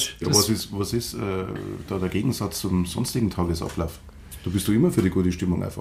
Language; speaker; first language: German; native; German